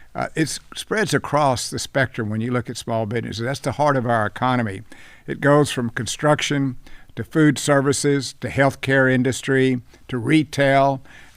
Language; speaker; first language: English; native; English